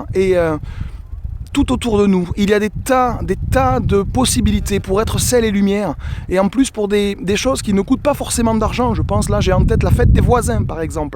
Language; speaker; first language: French; native; French